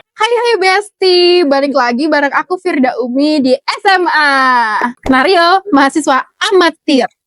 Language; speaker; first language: Indonesian; native; Indonesian